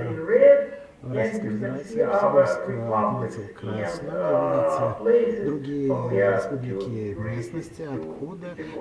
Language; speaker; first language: Russian; non-native, local second language; Azerbaijani